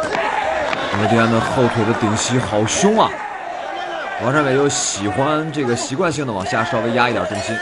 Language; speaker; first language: Chinese; native; Chinese